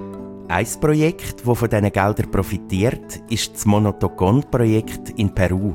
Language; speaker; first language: German; native; German